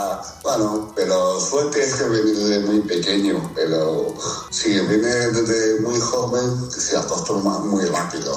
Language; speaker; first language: Spanish; non-native, fluent; Chinese